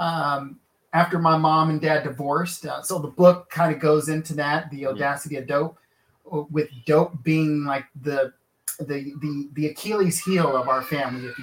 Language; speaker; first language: English; native; English